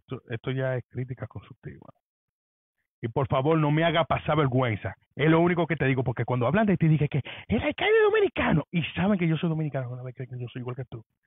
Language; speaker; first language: Spanish; early bilingual, heritage; Spanish